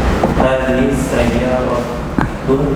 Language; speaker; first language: Arabic; non-native, learner; Indonesian